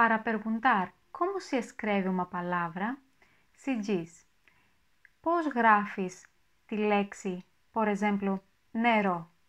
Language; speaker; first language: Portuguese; non-native, fluent; Greek